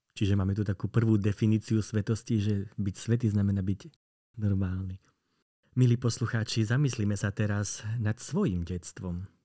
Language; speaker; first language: Slovak; native; Slovak